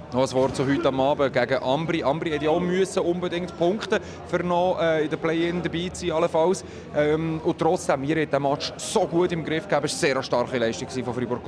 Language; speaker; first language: German; native; German